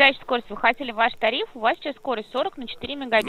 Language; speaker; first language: Russian; native; Russian